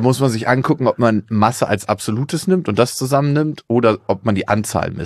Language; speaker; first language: German; native; German